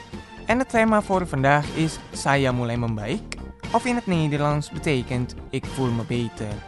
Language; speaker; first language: Dutch; non-native, learner; Indonesian